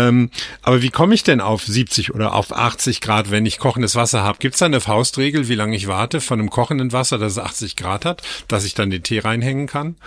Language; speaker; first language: German; native; German